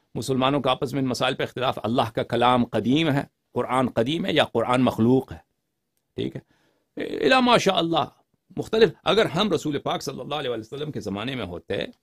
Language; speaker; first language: Urdu; non-native, fluent; Persian